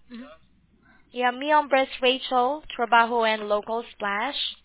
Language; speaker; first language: Spanish; non-native, learner; English